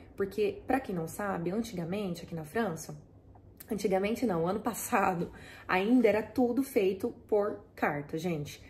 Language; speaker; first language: Portuguese; native; Portuguese